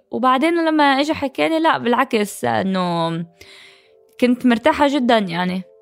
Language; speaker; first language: Arabic; native; Arabic